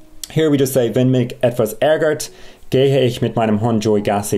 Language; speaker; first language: German; non-native, fluent; English